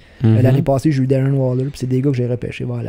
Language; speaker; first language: French; native; French